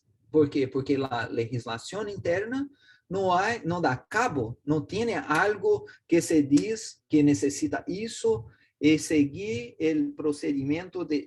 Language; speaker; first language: Spanish; non-native, learner; Portuguese